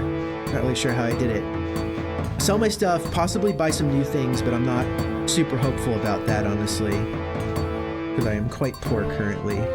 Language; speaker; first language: English; native; English